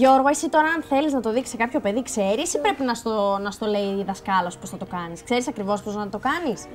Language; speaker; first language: Greek; native; Greek